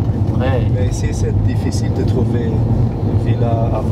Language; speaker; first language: French; non-native, fluent; Portuguese